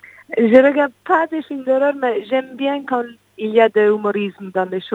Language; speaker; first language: French; non-native, fluent; English